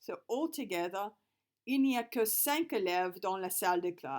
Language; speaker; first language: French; non-native, fluent; English